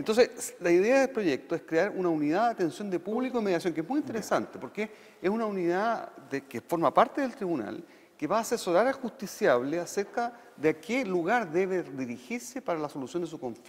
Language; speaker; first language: Spanish; native; Spanish